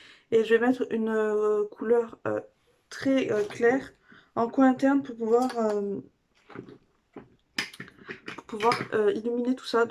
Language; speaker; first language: French; native; French